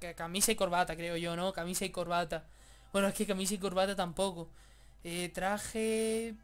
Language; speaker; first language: Spanish; native; Spanish